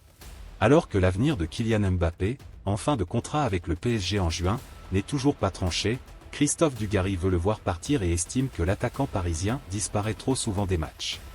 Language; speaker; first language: French; native; French